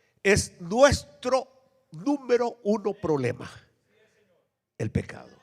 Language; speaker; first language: Spanish; native; Spanish